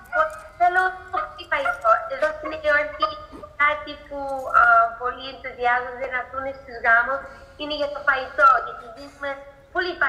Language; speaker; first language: Greek; early bilingual, heritage; Greek